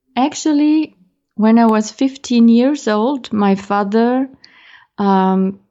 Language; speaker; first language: English; non-native, fluent; German